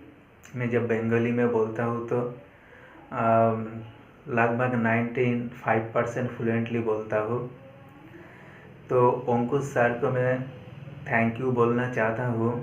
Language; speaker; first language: Hindi; non-native, local second language; Bangla